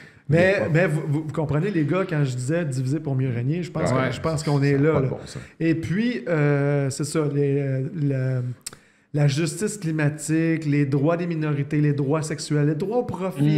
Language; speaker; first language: French; native; French